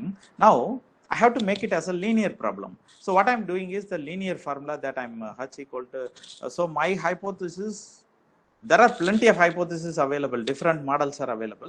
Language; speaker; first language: English; non-native, local second language; Tamil